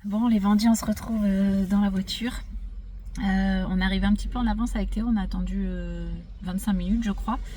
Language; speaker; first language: French; native; French